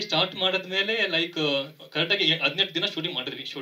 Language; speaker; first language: Kannada; non-native, local second language; Telugu